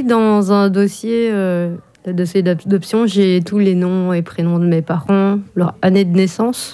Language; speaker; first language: French; native; French